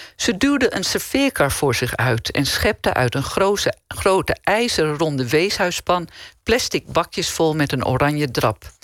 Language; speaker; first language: Dutch; native; Dutch